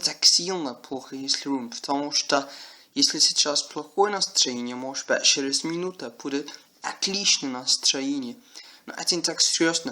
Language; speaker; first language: Russian; non-native, learner; English